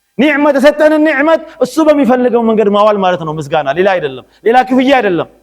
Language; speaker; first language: Amharic; non-native, local second language; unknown